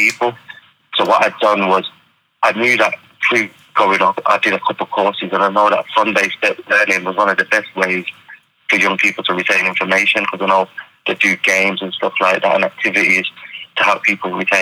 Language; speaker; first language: English; native; English